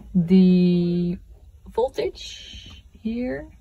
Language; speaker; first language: English; non-native, fluent; Dutch